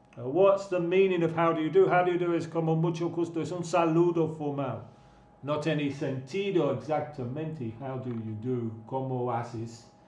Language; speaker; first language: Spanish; non-native, fluent; English